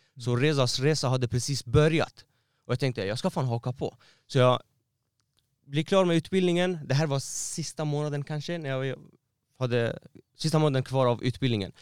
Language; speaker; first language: Swedish; non-native, fluent; Persian